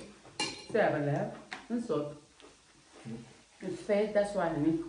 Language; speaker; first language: English; non-native, learner; Thai